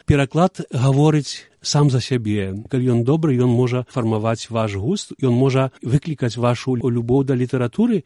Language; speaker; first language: Belarusian; native; Belarusian